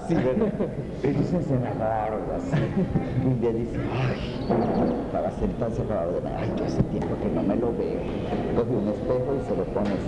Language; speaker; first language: Spanish; native; Spanish